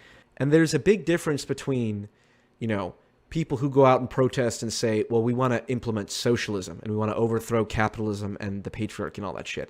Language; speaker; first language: English; native; English